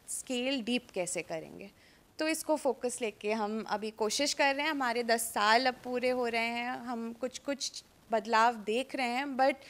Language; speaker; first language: Hindi; native; Hindi